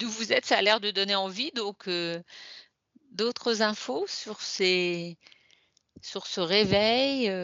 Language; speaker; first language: French; native; French